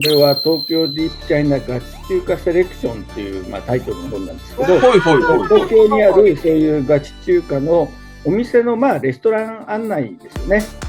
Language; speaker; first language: Japanese; native; Japanese